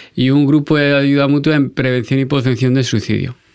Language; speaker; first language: Spanish; native; Spanish